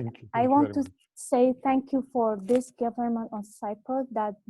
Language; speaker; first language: English; non-native, learner; Kurdish